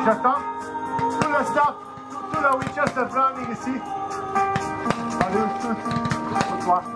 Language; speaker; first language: French; non-native, learner; Italian